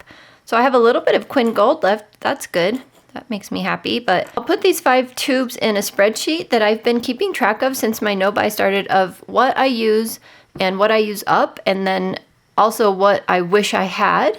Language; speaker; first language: English; native; English